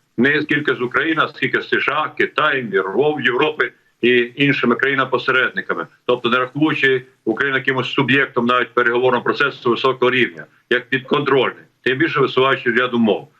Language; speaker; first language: Ukrainian; native; Ukrainian